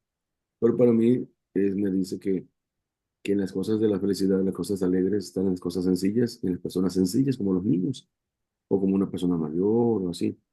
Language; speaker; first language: Spanish; native; Spanish